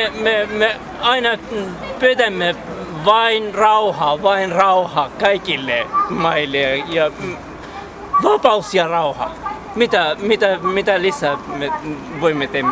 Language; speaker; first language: Finnish; non-native, learner; Kurdish